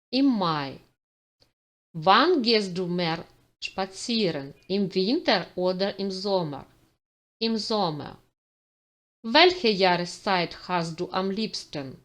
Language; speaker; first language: German; non-native, fluent; Ukrainian